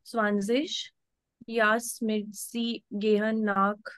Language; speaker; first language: German; non-native, learner; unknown